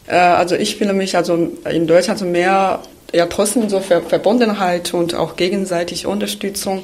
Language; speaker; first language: German; non-native, fluent; Chinese